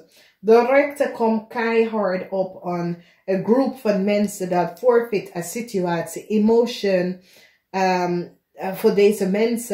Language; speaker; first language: Dutch; non-native, fluent; English